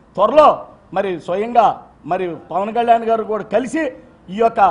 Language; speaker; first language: Telugu; native; Telugu